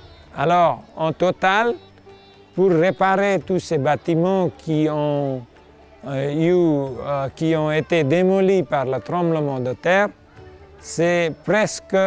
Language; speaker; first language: French; non-native, fluent; Nepali